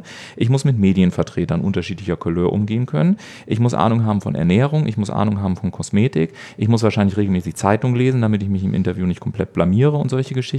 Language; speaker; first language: German; native; German